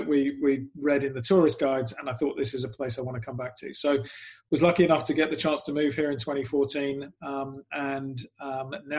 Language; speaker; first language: English; native; English